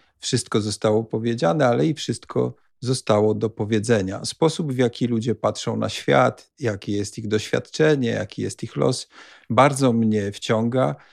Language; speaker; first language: Polish; native; Polish